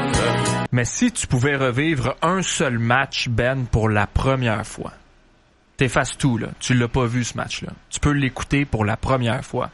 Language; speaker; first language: French; native; French